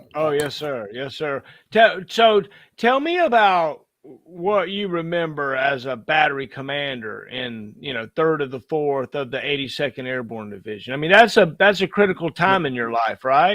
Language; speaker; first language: English; native; English